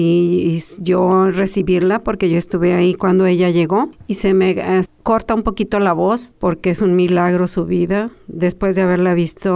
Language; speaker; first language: Spanish; native; Spanish